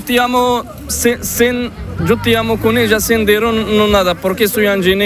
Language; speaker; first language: Spanish; non-native, learner; Arabic